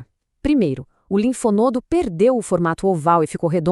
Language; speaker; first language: Portuguese; native; Portuguese